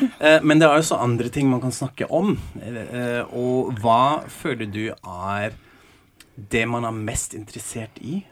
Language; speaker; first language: Norwegian; non-native, fluent; German